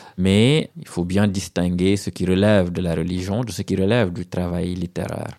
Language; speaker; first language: French; non-native, local second language; Serer